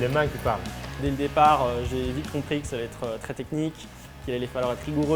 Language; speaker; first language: French; native; French